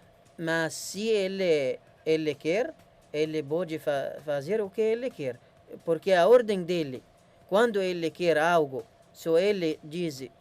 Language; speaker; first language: Portuguese; non-native, learner; Arabic